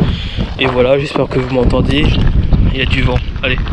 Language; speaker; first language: French; native; French